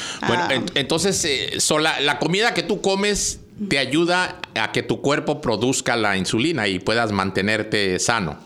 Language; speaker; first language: Spanish; native; Spanish